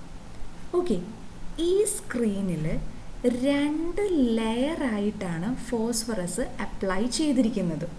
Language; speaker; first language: Malayalam; native; Malayalam